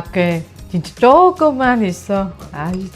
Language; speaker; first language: Korean; non-native, learner; Vietnamese